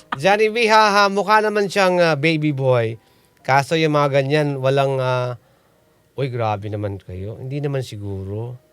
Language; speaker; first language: Filipino; native; Filipino